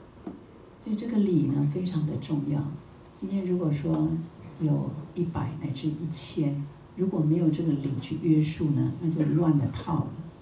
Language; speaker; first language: Chinese; native; Chinese